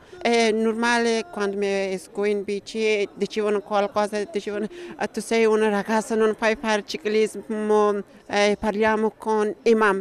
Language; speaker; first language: Italian; non-native, learner; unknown